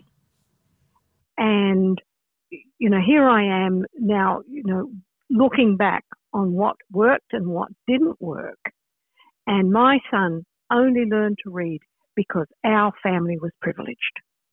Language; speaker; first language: English; native; English